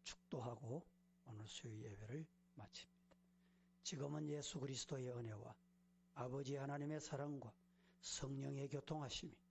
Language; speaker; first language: Korean; native; Korean